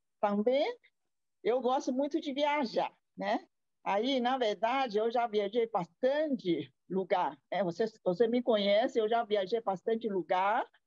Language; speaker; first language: Portuguese; non-native, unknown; Chinese